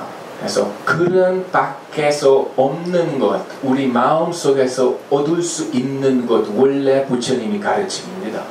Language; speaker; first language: Korean; non-native, fluent; Hungarian